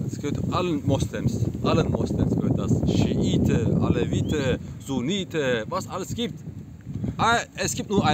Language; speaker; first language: German; non-native, fluent; Turkish